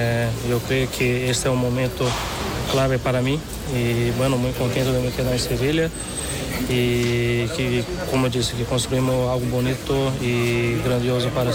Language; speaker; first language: Spanish; non-native, fluent; Portuguese